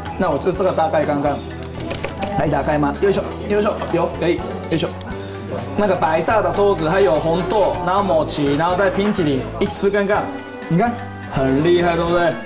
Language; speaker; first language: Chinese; non-native, fluent; Japanese